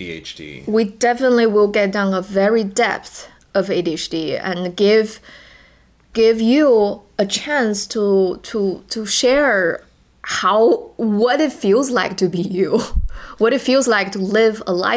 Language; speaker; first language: English; non-native, fluent; Chinese